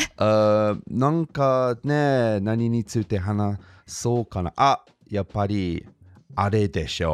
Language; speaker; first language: Japanese; non-native, fluent; English